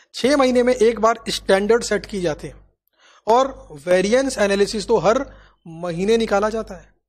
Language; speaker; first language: Hindi; native; Hindi